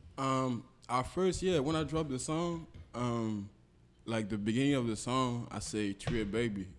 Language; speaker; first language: English; non-native, local second language; French